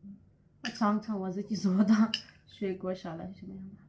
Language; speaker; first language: Chinese; non-native, fluent; Urdu